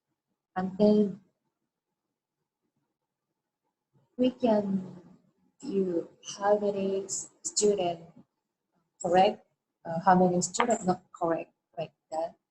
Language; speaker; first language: English; non-native, learner; Japanese